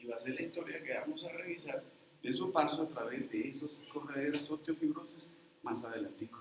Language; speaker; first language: Spanish; native; Spanish